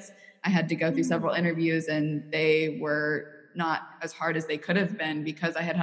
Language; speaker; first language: English; native; English